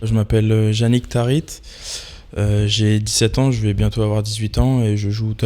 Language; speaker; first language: French; native; French